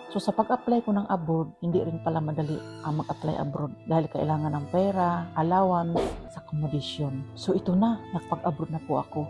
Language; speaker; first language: Filipino; non-native, local second language; Cebuano